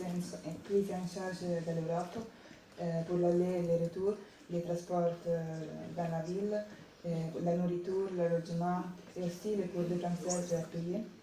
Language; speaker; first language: French; non-native, learner; Italian